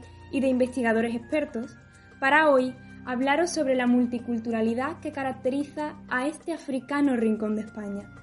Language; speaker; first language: Spanish; native; Spanish